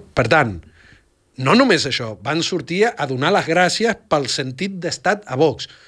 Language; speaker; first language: Catalan; native; Catalan